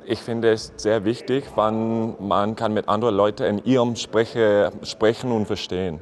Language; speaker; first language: German; non-native, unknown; English